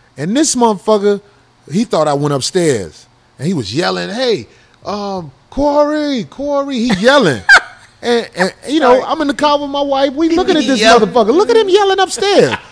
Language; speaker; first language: English; native; English